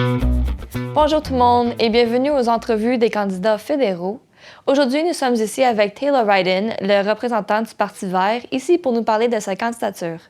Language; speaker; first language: French; native; French